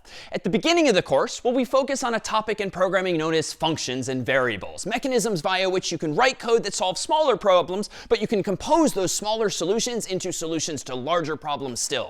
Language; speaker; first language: English; native; English